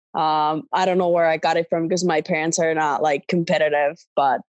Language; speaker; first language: English; non-native, fluent; Finnish